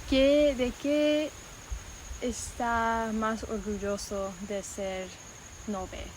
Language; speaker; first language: Spanish; non-native, learner; English